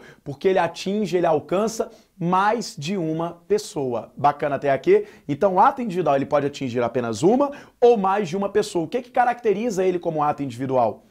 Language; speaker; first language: Portuguese; native; Portuguese